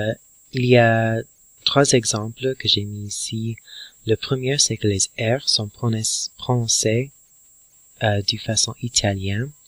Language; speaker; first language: French; non-native, learner; English